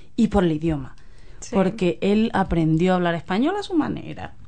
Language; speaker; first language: Spanish; native; Spanish